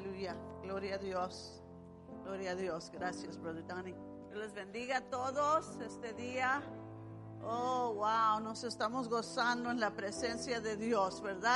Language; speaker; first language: Spanish; early bilingual, heritage; Spanish